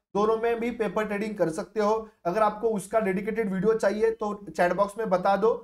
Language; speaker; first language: Hindi; non-native, local second language; Marathi